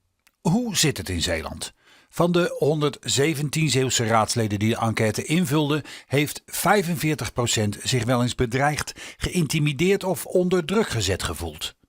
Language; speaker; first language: Dutch; native; Dutch